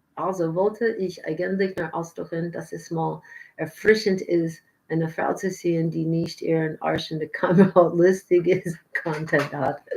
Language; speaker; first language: German; non-native, learner; English